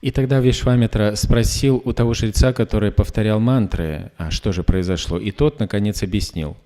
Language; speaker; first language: Russian; native; Russian